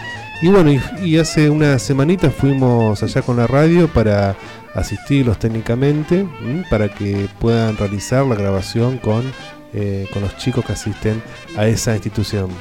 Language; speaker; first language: Spanish; native; Spanish